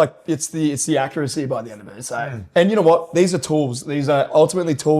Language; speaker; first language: English; native; English